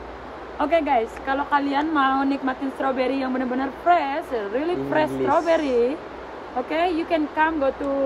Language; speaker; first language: English; non-native, learner; Indonesian